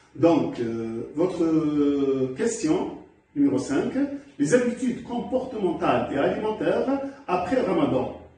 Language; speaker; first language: French; non-native, local second language; Arabic